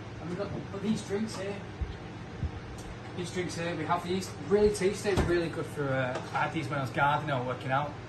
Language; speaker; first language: English; native; English